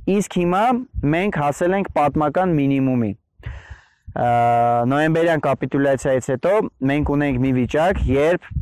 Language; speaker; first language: Armenian; native; Armenian